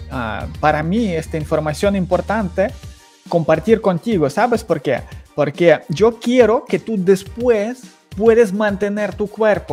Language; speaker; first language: Spanish; non-native, learner; Ukrainian